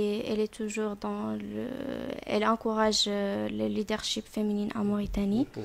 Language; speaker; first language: French; non-native, fluent; Arabic